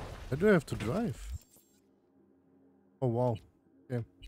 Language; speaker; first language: English; non-native, fluent; German